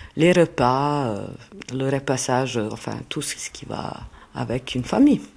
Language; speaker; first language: French; non-native, fluent; Serbian